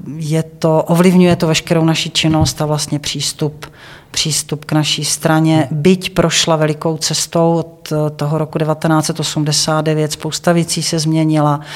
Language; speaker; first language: Czech; native; Czech